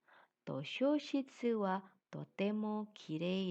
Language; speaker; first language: Japanese; non-native, fluent; Indonesian